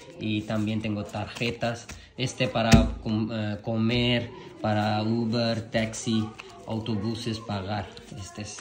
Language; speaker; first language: Spanish; non-native, learner; Urdu